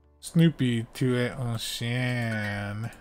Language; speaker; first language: French; non-native, learner; English